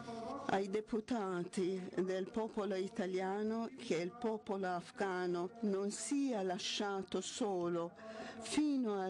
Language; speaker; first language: Italian; non-native, fluent; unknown